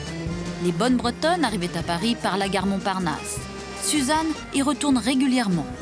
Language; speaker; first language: French; native; French